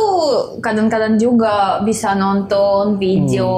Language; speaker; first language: Indonesian; non-native, learner; Russian